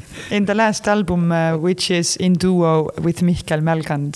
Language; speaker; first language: English; non-native, fluent; Estonian